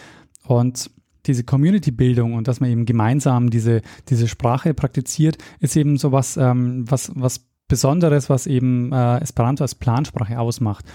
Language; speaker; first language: German; native; German